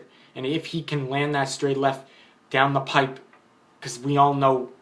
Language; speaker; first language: English; native; English